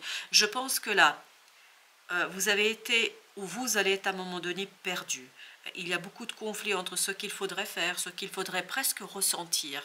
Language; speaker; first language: French; native; French